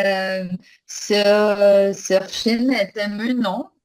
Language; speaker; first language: French; non-native, learner; English